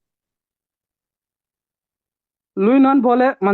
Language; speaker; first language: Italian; non-native, learner; Bangla